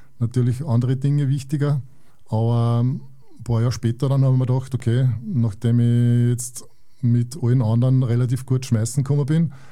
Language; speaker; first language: German; native; German